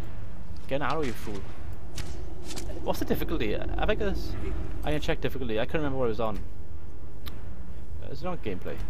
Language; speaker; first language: English; native; English